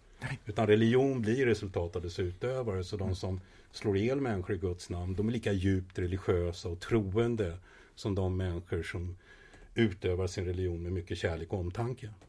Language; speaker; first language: Swedish; native; Swedish